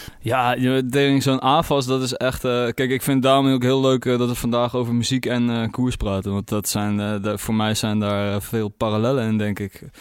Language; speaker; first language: Dutch; native; Dutch